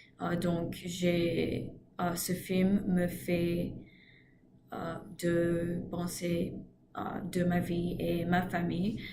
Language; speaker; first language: French; non-native, learner; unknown